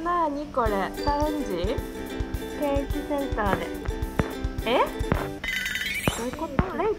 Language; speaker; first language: Japanese; native; Japanese